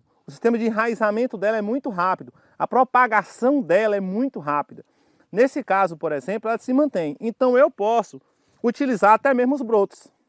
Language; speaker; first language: Portuguese; native; Portuguese